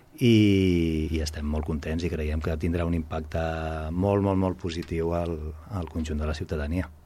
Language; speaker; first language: Catalan; native; Catalan